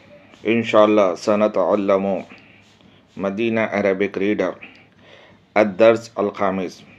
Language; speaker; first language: Arabic; non-native, fluent; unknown